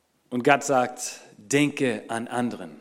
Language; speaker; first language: German; non-native, fluent; English